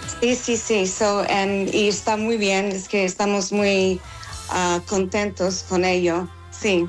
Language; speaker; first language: Spanish; non-native, fluent; English